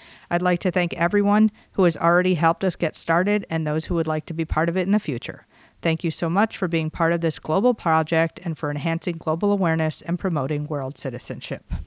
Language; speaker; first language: English; native; English